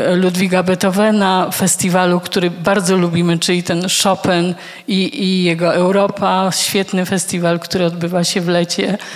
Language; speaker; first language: Polish; native; Polish